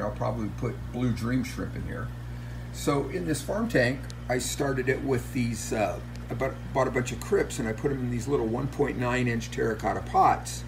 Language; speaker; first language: English; native; English